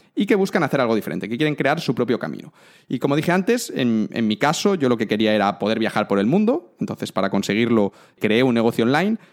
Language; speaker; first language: Spanish; native; Spanish